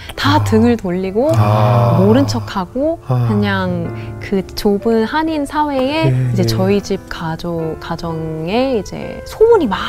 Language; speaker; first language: Korean; non-native, fluent; English